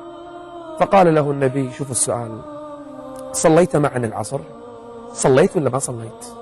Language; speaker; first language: Arabic; native; Arabic